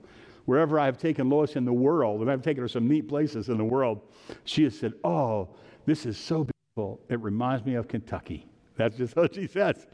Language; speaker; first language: English; native; English